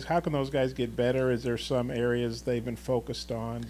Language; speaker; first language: English; native; English